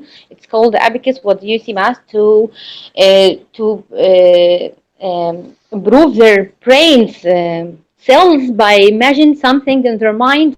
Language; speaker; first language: English; non-native, learner; Arabic